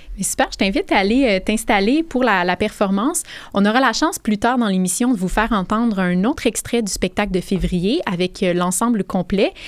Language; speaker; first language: French; native; French